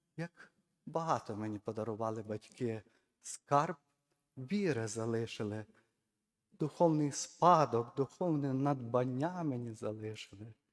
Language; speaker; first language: Ukrainian; native; Ukrainian